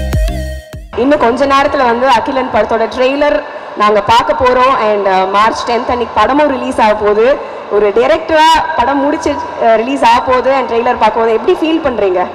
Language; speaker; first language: Tamil; native; Tamil